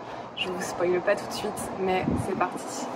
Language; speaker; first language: French; native; French